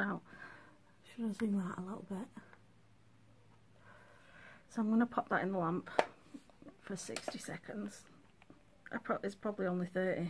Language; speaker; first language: English; native; English